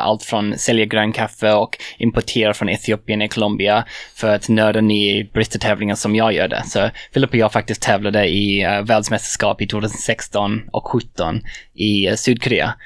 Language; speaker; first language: Swedish; non-native, fluent; English